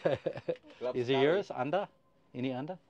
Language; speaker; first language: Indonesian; non-native, learner; English